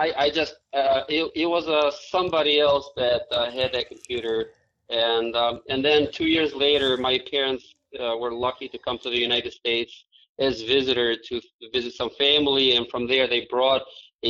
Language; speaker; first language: English; non-native, fluent; Albanian